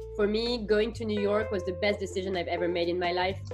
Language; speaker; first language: English; non-native, fluent; French